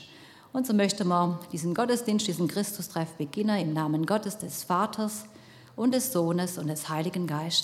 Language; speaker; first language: German; native; German